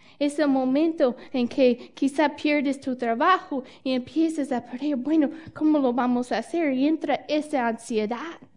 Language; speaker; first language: Spanish; non-native, fluent; English